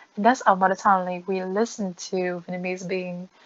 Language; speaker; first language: English; non-native, fluent; Vietnamese